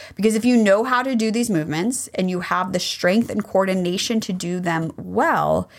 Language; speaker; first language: English; native; English